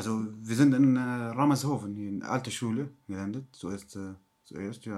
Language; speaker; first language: German; non-native, learner; Arabic